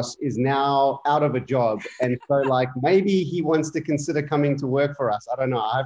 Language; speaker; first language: English; native; English